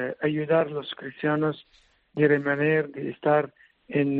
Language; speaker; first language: Spanish; non-native, learner; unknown